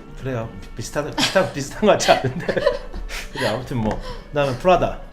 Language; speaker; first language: Korean; native; Korean